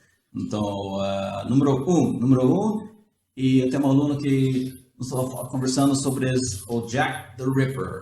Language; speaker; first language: Portuguese; non-native, fluent; English